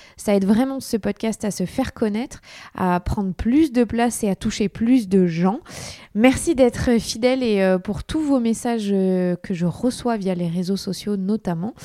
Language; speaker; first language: French; native; French